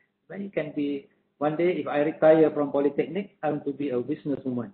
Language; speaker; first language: English; non-native, local second language; Malay